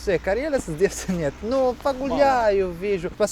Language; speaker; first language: Russian; non-native, learner; Italian